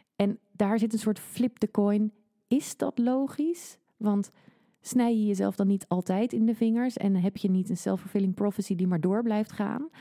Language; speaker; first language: Dutch; native; Dutch